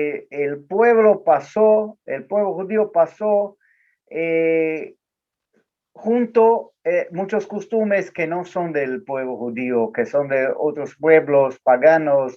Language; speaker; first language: Spanish; non-native, learner; Portuguese